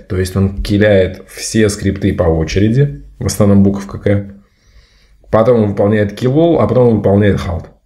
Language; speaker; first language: Russian; native; Russian